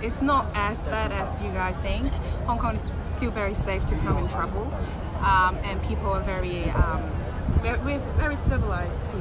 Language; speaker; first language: English; non-native, local second language; Cantonese